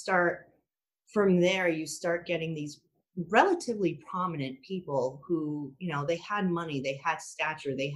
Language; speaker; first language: English; native; English